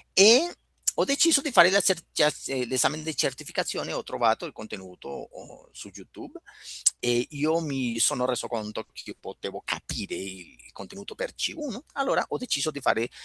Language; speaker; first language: Italian; non-native, fluent; Spanish